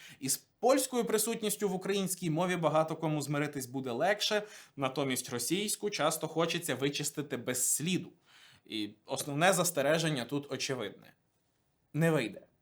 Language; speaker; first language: Ukrainian; native; Ukrainian